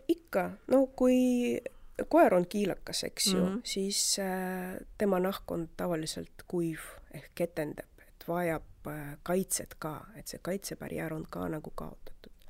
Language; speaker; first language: Estonian; non-native, local second language; Russian